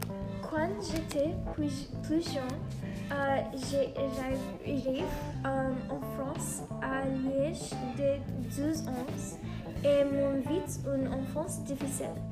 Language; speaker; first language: French; non-native, learner; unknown